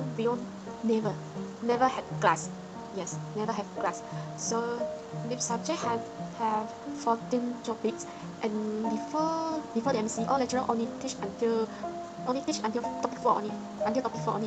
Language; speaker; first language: English; non-native, learner; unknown